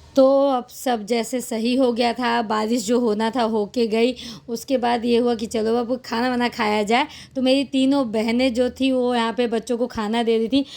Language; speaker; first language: Hindi; native; Hindi